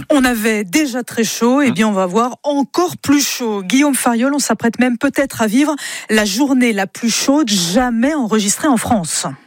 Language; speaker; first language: French; native; French